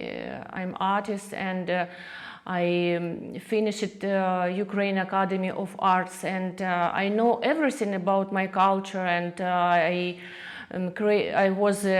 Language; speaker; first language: English; non-native, learner; Russian